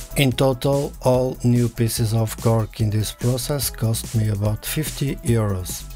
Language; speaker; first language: English; non-native, fluent; Portuguese